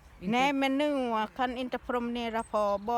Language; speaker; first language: Swedish; non-native, learner; Thai